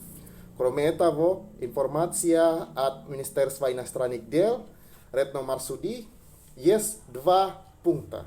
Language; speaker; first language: Russian; non-native, learner; Indonesian